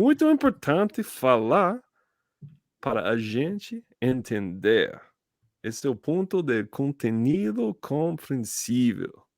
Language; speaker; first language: Portuguese; non-native, learner; English